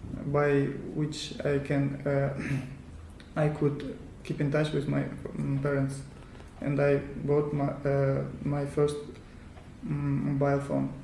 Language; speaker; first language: English; non-native, learner; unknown